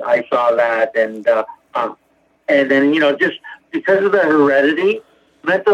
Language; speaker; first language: English; native; English